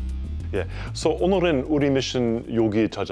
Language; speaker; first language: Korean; non-native, learner; English